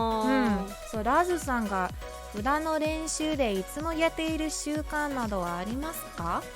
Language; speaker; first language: Japanese; non-native, learner; English